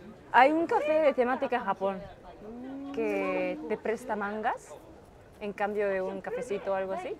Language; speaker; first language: Spanish; non-native, fluent; Japanese